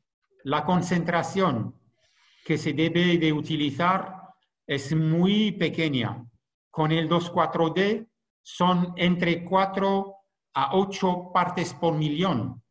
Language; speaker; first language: Spanish; non-native, fluent; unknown